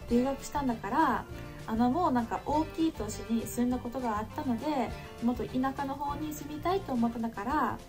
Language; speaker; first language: Japanese; non-native, fluent; English